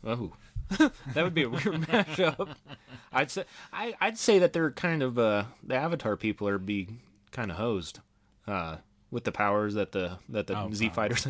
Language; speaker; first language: English; native; English